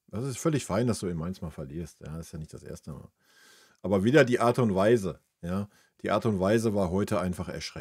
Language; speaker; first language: German; native; German